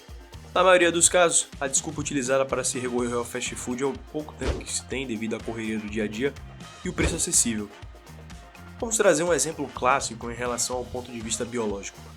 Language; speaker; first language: Portuguese; native; Portuguese